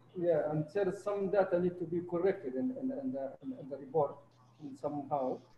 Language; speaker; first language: English; non-native, fluent; Arabic